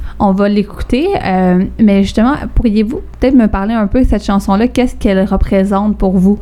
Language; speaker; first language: French; native; French